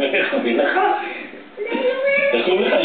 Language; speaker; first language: Hebrew; native; Hebrew